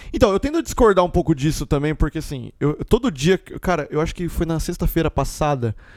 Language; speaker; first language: Portuguese; native; Portuguese